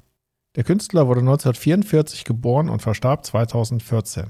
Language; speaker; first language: German; native; German